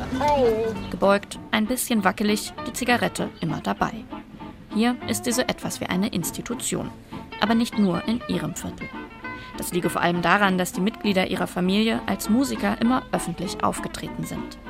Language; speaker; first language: German; native; German